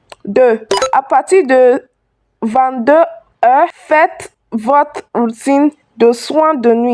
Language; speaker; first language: French; non-native, learner; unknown